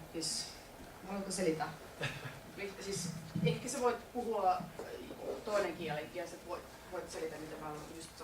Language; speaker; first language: Finnish; non-native, fluent; English